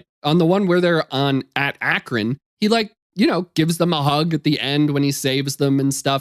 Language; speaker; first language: English; native; English